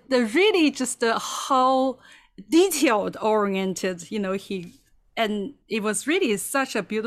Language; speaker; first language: English; non-native, fluent; Chinese